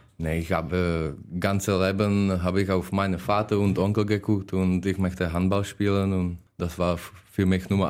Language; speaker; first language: German; non-native, learner; Czech